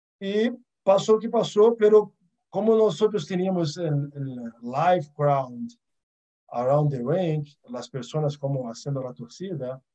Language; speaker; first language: Portuguese; early bilingual, other home language; Arabic